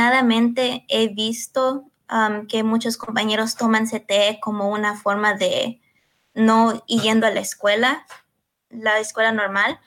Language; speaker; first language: Spanish; early bilingual, heritage; Spanish